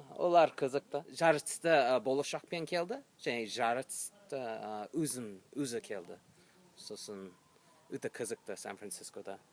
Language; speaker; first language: Kazakh; non-native, learner; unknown